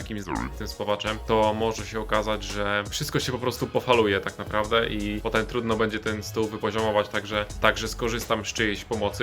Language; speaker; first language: Polish; native; Polish